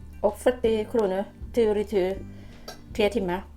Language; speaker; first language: Swedish; non-native, learner; Thai